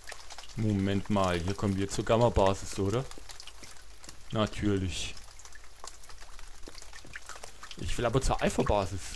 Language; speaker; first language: German; native; German